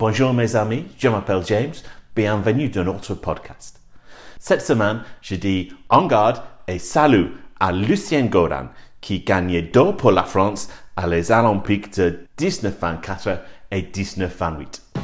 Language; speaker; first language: French; non-native, learner; English